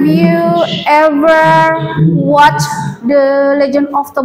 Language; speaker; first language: English; non-native, learner; Indonesian